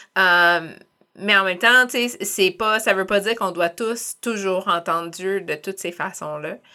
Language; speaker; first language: French; native; French